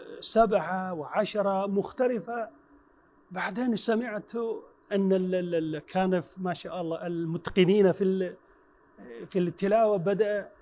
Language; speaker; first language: Arabic; non-native, fluent; Chinese